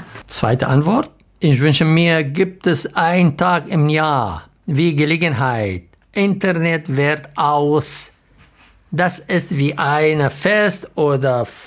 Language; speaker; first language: German; non-native, learner; Arabic